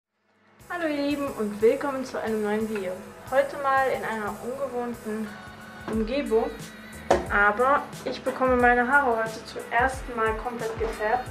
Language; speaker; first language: German; native; German